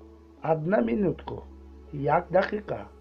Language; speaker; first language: Russian; non-native, learner; Tajik